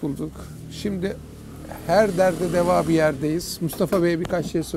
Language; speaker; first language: Turkish; native; Turkish